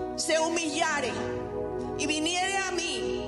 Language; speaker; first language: Spanish; native; Spanish